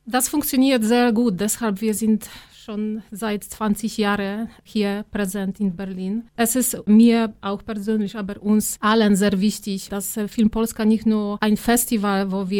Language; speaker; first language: German; non-native, fluent; Polish